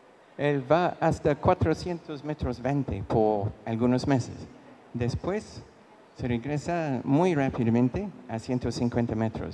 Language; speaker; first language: Spanish; non-native, fluent; English